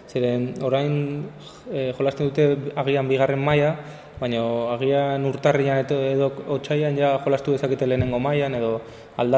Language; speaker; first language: Basque; non-native, local second language; Spanish